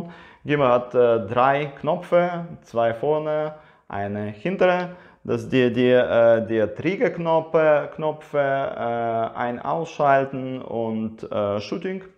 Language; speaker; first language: German; non-native, learner; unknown